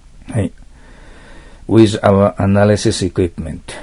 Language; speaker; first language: English; non-native, fluent; Japanese